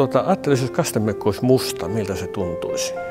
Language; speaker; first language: Finnish; native; Finnish